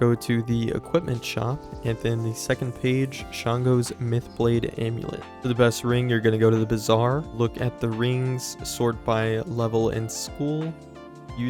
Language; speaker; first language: English; native; English